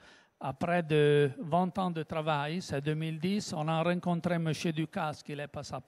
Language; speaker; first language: French; non-native, learner; Italian